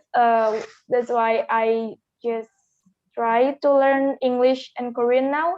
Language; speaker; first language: English; non-native, learner; Indonesian